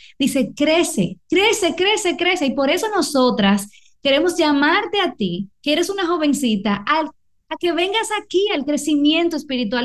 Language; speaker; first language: Spanish; native; Spanish